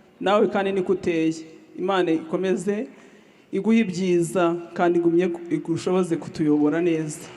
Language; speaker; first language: Kinyarwanda; native; Kinyarwanda